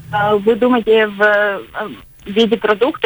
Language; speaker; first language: Russian; non-native, local second language; Latvian